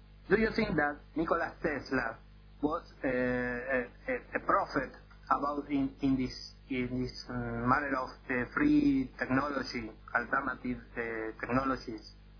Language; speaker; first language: English; non-native, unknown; Spanish